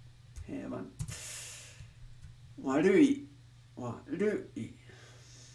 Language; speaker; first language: Japanese; non-native, learner; English